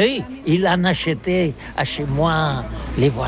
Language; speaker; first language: French; non-native, learner; Catalan